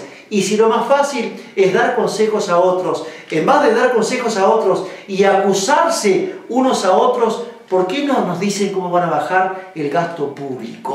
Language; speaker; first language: Spanish; native; Spanish